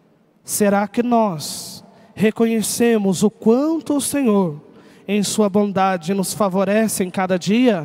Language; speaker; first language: Portuguese; native; Portuguese